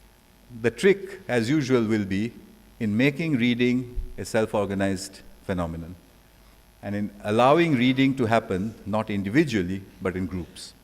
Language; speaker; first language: English; non-native, local second language; Bangla